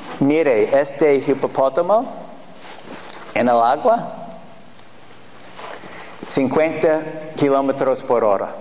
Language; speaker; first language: Spanish; non-native, fluent; English